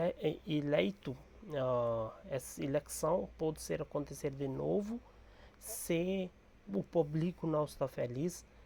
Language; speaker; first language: Portuguese; non-native, learner; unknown